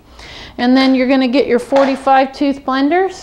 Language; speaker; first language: English; native; English